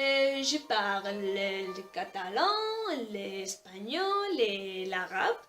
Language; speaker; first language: French; non-native, learner; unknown